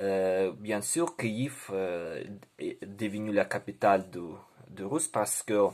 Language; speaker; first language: French; non-native, learner; Ukrainian